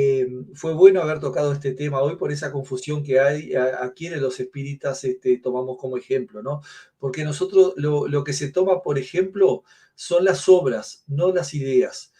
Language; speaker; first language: Spanish; native; Spanish